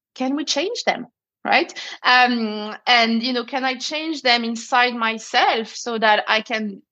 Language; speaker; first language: English; non-native, fluent; French